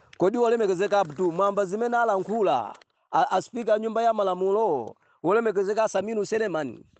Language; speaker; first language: Nyanja; native; Nyanja